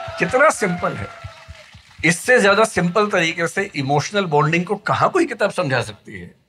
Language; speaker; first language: Hindi; native; Hindi